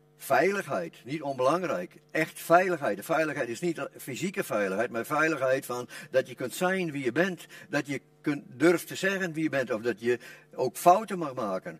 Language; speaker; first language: Dutch; non-native, local second language; Western Frisian